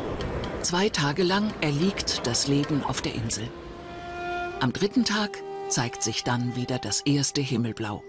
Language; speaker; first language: German; native; German